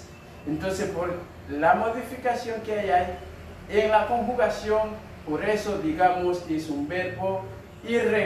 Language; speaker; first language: Spanish; non-native, fluent; Haitian Creole